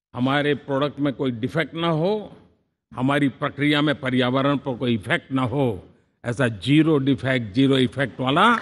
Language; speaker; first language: Hindi; non-native, local second language; Gujarati